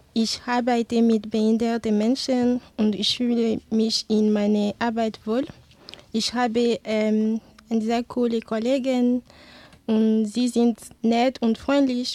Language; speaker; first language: German; non-native, learner; Ewe